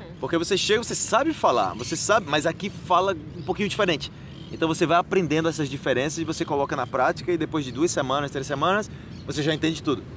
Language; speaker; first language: Portuguese; native; Portuguese